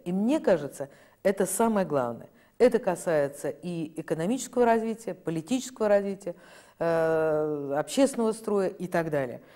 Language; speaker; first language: Russian; native; Russian